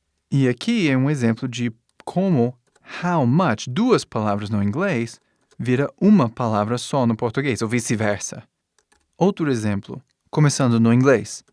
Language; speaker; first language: Portuguese; non-native, fluent; English